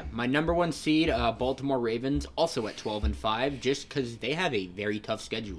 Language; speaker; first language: English; native; English